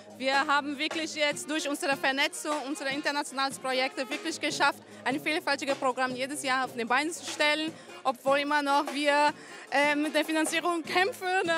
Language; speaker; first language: German; non-native, fluent; Portuguese